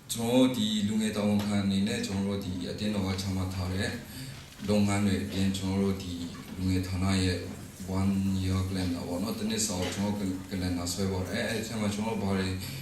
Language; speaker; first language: Burmese; non-native, local second language; Kachin